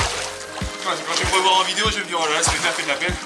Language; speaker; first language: French; native; French